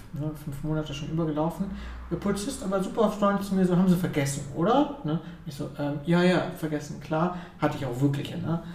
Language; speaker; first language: German; early bilingual, other home language; Ukrainian